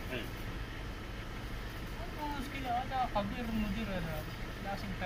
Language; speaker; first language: Arabic; non-native, learner; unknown